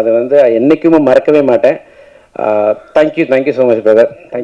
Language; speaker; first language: Tamil; native; Tamil